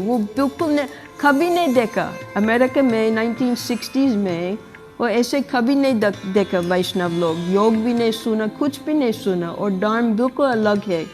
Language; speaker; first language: Hindi; non-native, learner; English